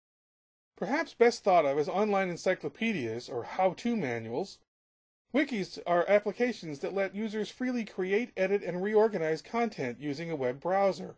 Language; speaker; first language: English; native; English